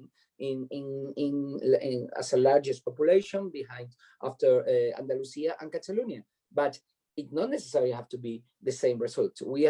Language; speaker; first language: English; non-native, fluent; Spanish